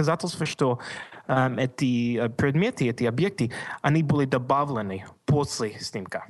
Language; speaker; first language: Russian; non-native, learner; English